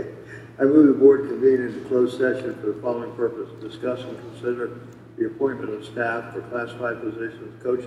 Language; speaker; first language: English; native; English